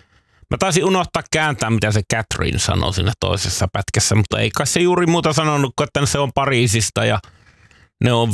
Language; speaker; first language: Finnish; native; Finnish